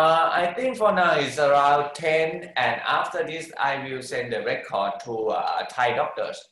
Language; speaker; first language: English; non-native, learner; Thai